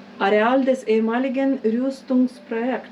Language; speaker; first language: German; non-native, learner; Ukrainian